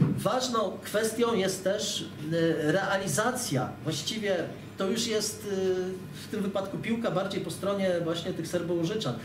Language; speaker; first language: Polish; native; Polish